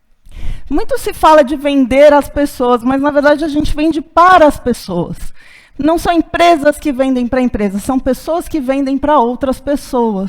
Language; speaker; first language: Portuguese; native; Portuguese